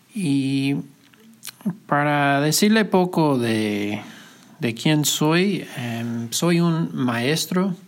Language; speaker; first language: Spanish; non-native, fluent; English